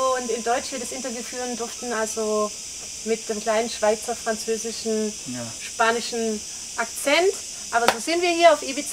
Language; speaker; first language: German; native; German